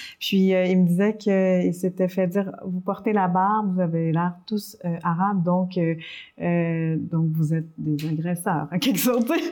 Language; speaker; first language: French; early bilingual, other home language; Spanish